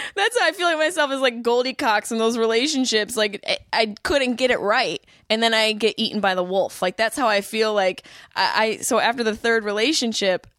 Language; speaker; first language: English; native; English